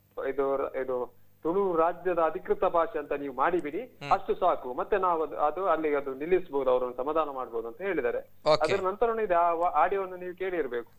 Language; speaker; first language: Kannada; non-native, local second language; Tulu